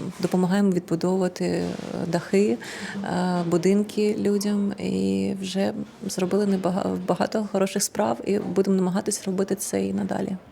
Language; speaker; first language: Ukrainian; non-native, local second language; Russian